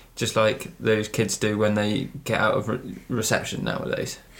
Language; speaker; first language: English; native; English